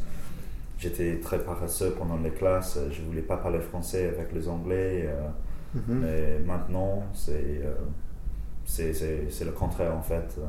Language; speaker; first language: French; non-native, fluent; English